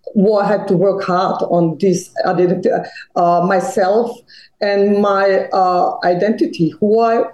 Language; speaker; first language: English; non-native, fluent; Serbian